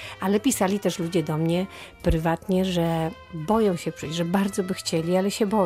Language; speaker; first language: Polish; native; Polish